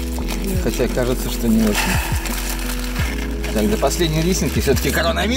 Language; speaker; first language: Russian; native; Russian